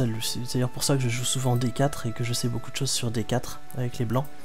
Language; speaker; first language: French; native; French